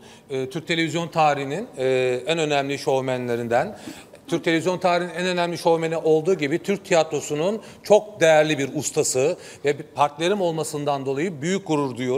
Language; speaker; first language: Turkish; native; Turkish